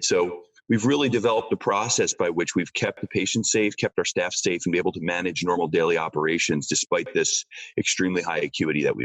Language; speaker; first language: English; native; English